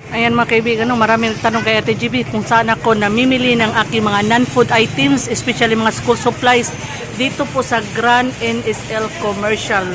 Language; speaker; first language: Filipino; non-native, local second language; Cebuano